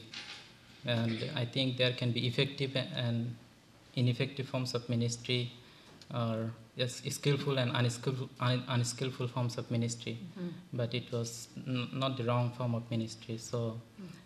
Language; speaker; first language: English; non-native, local second language; Bangla